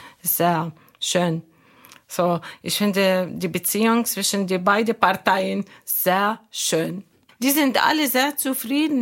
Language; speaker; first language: German; non-native, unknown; Arabic